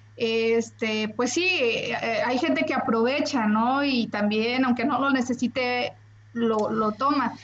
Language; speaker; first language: Spanish; native; Spanish